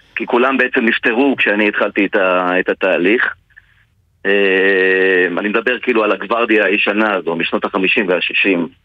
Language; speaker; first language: Hebrew; native; Hebrew